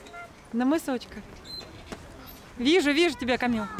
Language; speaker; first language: Russian; native; Russian